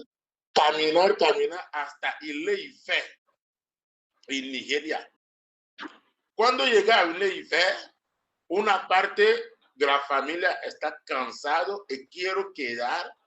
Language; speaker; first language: Spanish; non-native, learner; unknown